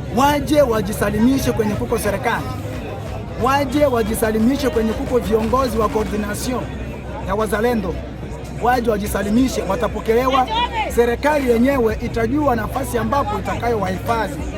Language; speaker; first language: Swahili; native; Swahili